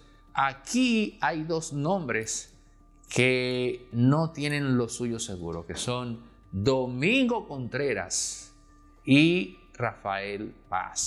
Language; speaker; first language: Spanish; native; Spanish